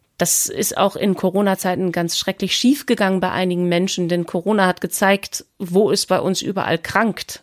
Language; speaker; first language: German; native; German